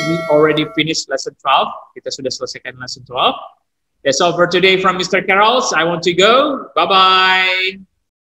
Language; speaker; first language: English; non-native, fluent; Indonesian